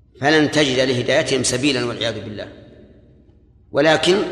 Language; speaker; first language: Arabic; native; Arabic